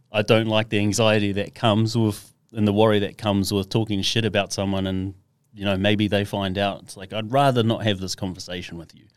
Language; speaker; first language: English; native; English